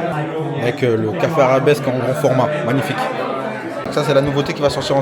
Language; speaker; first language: French; native; French